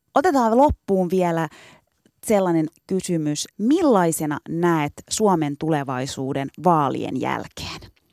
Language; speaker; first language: Finnish; early bilingual, other home language; Turkish